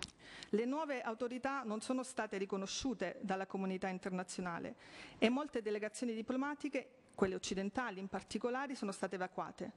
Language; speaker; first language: Italian; native; Italian